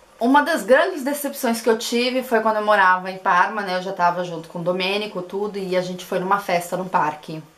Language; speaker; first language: Portuguese; native; Portuguese